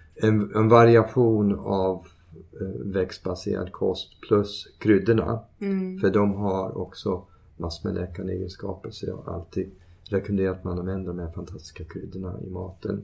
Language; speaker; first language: Swedish; early bilingual, heritage; Swedish